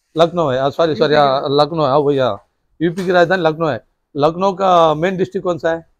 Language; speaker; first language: Hindi; non-native, local second language; Telugu